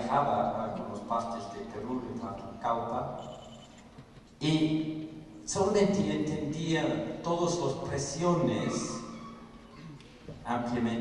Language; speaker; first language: Spanish; non-native, fluent; English